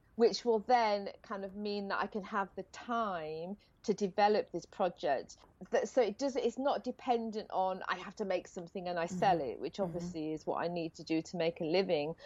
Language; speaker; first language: English; native; English